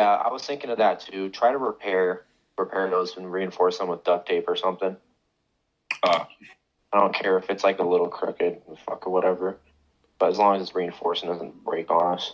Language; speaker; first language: English; native; English